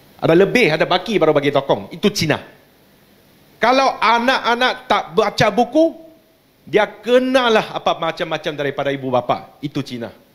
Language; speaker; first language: Malay; non-native, local second language; Chinese